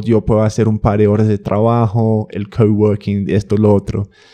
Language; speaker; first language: Spanish; non-native, fluent; English